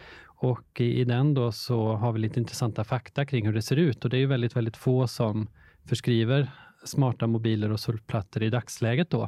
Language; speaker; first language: Swedish; native; Swedish